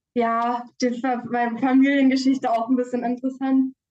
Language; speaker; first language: German; native; German